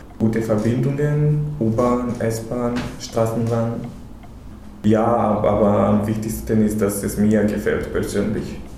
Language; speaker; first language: German; non-native, learner; Serbian